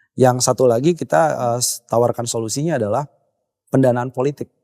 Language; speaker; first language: Indonesian; native; Indonesian